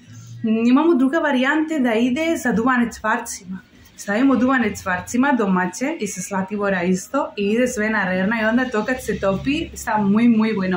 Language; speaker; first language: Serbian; non-native, learner; Spanish